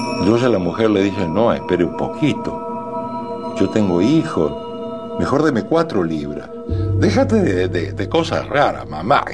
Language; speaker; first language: Spanish; native; Spanish